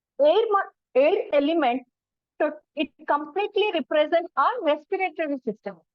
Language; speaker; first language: Hindi; non-native, local second language; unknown